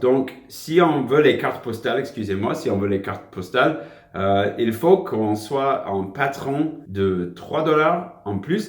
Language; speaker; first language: French; non-native, fluent; English